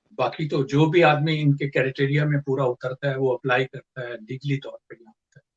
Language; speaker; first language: Urdu; non-native, local second language; Punjabi